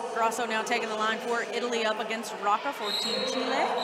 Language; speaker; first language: English; native; English